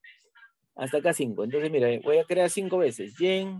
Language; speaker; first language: Spanish; native; Spanish